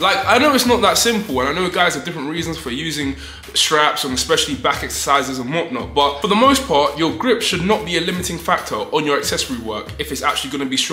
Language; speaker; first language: English; native; English